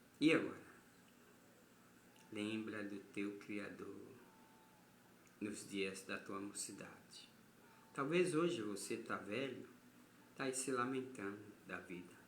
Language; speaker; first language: Portuguese; native; Portuguese